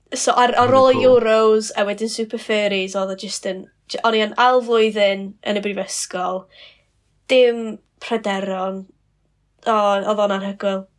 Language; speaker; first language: Welsh; non-native, local second language; English